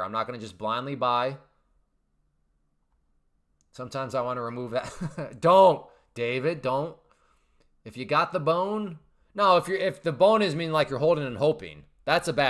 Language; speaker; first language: English; native; English